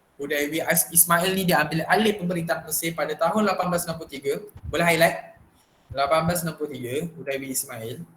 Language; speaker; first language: Malay; native; Malay